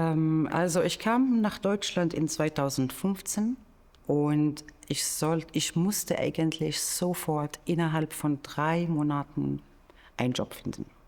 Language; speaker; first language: German; non-native, fluent; Arabic